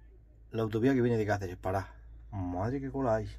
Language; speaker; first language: Spanish; native; Spanish